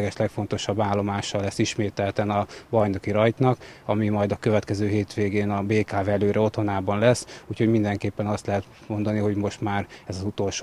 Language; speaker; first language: Hungarian; native; Hungarian